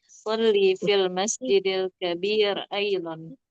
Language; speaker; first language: Arabic; non-native, learner; Indonesian